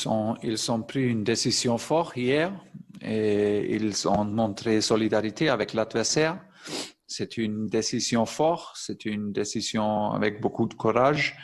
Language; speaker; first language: French; non-native, fluent; German